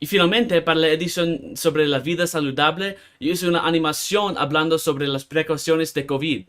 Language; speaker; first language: Spanish; non-native, learner; English